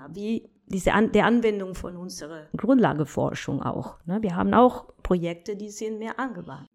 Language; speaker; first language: German; non-native, fluent; Spanish